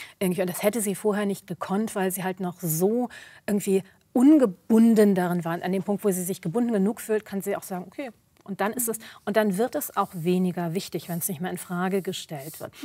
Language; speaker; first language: German; early bilingual, other home language; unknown